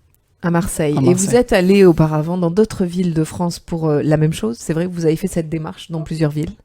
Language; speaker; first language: French; native; French